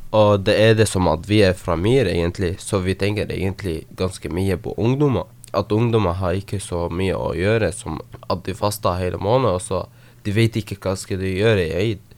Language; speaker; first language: Norwegian; non-native, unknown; Arabic